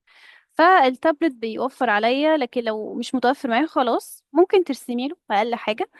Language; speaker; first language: Arabic; native; Arabic